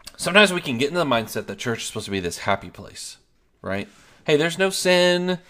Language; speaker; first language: English; native; English